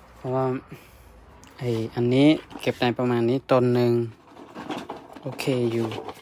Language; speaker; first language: Thai; native; Thai